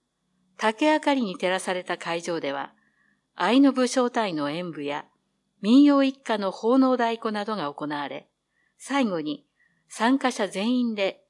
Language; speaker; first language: Japanese; native; Japanese